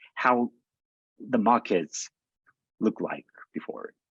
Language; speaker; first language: English; non-native, fluent; Japanese